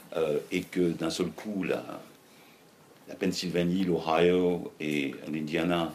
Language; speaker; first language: French; native; French